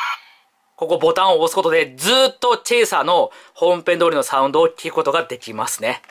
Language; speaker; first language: Japanese; native; Japanese